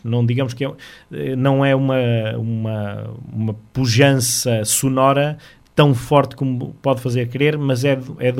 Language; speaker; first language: Portuguese; native; Portuguese